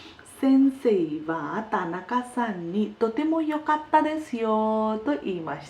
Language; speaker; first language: Japanese; non-native, fluent; Hindi